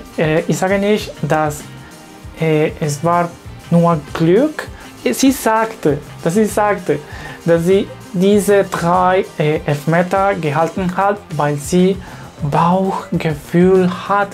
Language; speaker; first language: German; non-native, learner; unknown